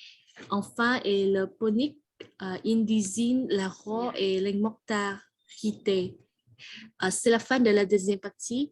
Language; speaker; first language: French; non-native, learner; Vietnamese